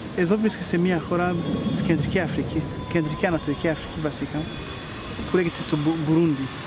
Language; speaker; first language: Greek; non-native, fluent; Rundi